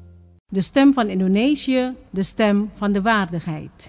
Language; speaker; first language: Dutch; non-native, fluent; Indonesian